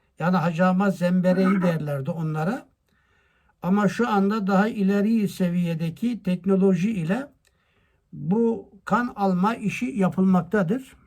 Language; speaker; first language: Turkish; native; Turkish